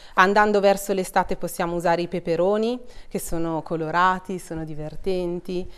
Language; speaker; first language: Italian; native; Italian